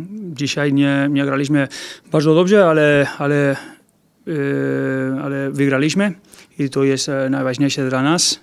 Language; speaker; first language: Polish; non-native, learner; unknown